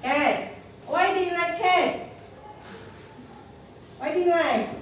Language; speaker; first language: English; non-native, learner; Indonesian